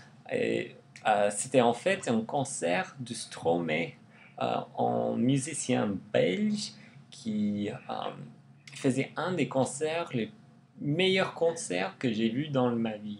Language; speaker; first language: French; non-native, learner; English